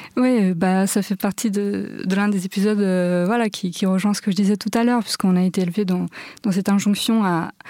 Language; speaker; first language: French; early bilingual, other home language; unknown